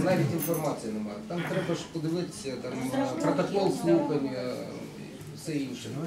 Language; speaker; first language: Ukrainian; non-native, local second language; Russian